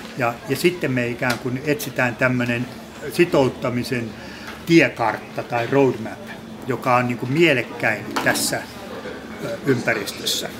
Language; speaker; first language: Finnish; native; Finnish